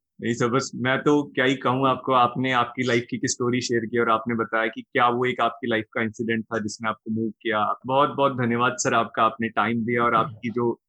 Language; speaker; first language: Hindi; native; Hindi